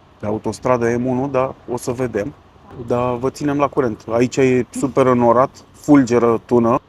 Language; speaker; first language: Romanian; native; Romanian